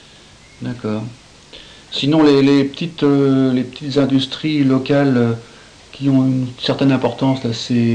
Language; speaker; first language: French; native; French